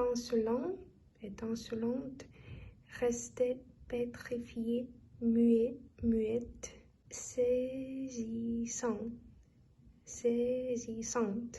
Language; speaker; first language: French; non-native, learner; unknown